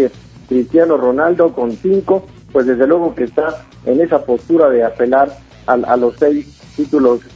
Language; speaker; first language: Spanish; native; Spanish